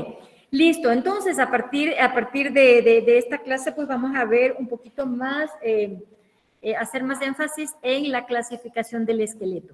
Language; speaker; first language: Spanish; native; Spanish